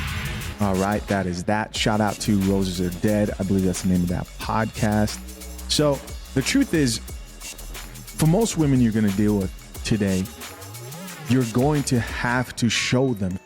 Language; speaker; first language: English; native; English